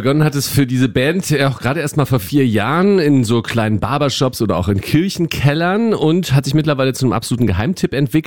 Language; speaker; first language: German; native; German